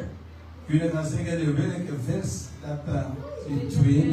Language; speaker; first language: Dutch; non-native, learner; French